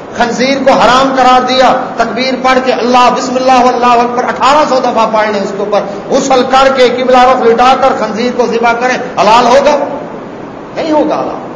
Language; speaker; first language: Urdu; non-native, local second language; Saraiki